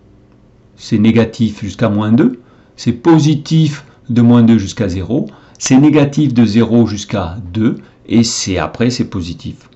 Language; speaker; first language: French; native; French